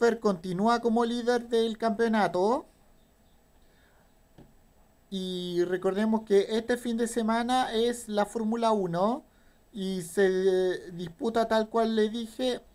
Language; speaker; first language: Spanish; native; Spanish